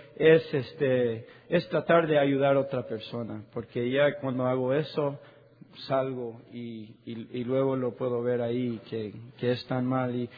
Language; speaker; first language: Spanish; non-native, learner; English